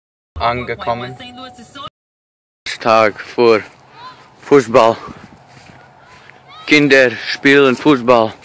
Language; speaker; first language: German; non-native, learner; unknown